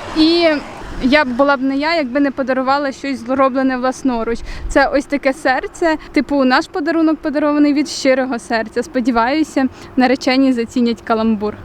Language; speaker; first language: Ukrainian; non-native, local second language; Russian